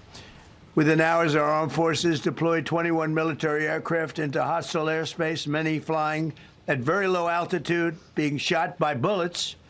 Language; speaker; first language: English; native; English